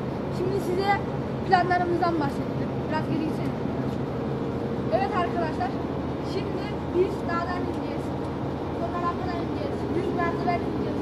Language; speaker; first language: Turkish; native; Turkish